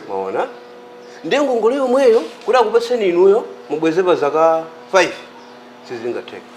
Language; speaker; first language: Nyanja; native; Nyanja